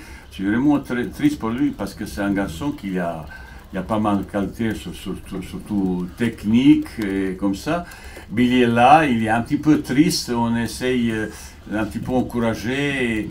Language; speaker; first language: French; non-native, fluent; Bosnian